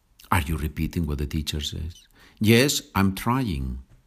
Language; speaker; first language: English; non-native, fluent; Spanish